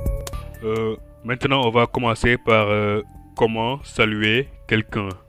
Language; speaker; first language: French; non-native, local second language; Wolof